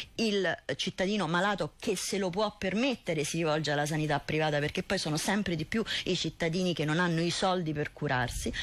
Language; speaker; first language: Italian; native; Italian